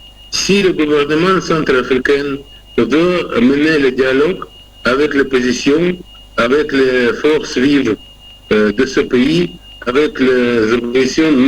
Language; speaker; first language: French; non-native, fluent; Russian